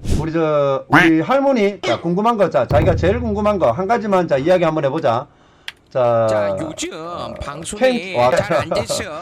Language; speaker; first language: Korean; native; Korean